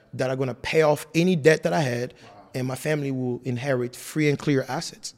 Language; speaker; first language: English; non-native, fluent; French